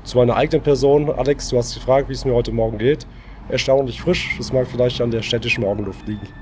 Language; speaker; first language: German; native; German